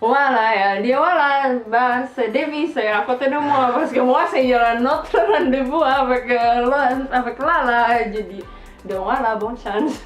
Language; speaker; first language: French; non-native, learner; Indonesian